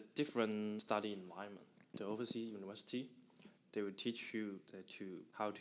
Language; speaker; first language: English; non-native, learner; Chinese